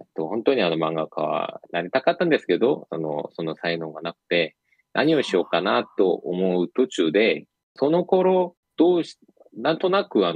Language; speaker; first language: Japanese; non-native, fluent; Korean